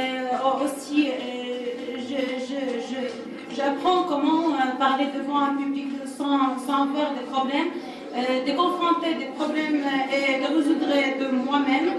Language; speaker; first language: French; non-native, learner; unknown